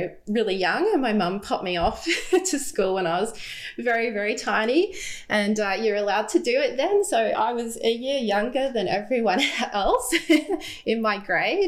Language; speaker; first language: English; native; English